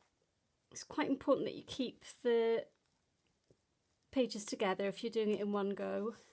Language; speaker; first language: English; native; English